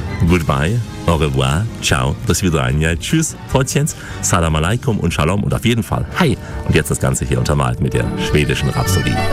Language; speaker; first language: German; native; German